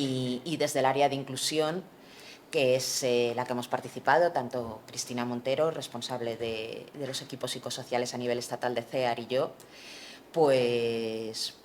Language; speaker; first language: Spanish; native; Spanish